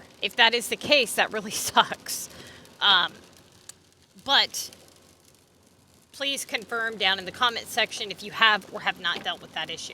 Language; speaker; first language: English; native; English